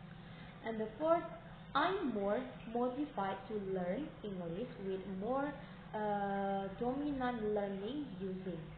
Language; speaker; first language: English; non-native, learner; Indonesian